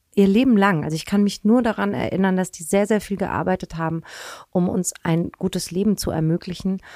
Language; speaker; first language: German; native; German